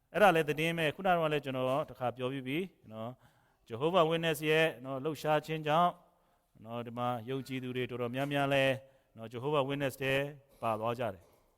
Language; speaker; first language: Burmese; non-native, local second language; Kachin